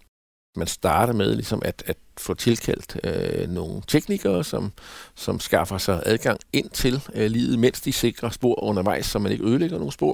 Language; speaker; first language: Danish; native; Danish